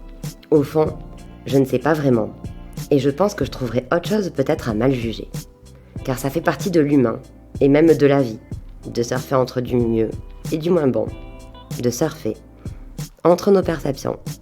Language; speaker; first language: French; native; French